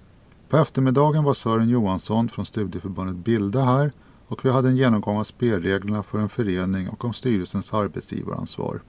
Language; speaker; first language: Swedish; native; Swedish